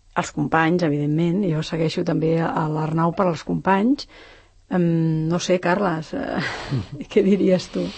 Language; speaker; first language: Catalan; native; Catalan